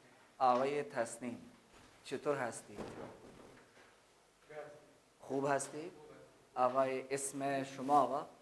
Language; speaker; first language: Persian; non-native, fluent; Urdu